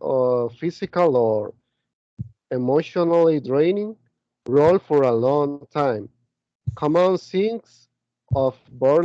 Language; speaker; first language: English; non-native, learner; Spanish